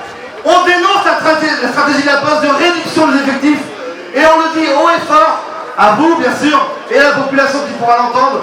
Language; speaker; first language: French; native; French